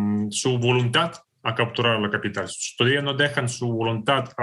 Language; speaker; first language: Spanish; non-native, fluent; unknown